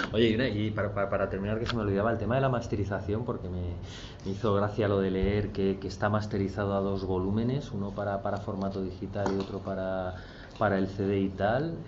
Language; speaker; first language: Spanish; native; Spanish